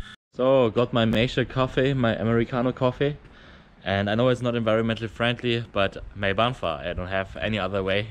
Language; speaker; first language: English; non-native, fluent; German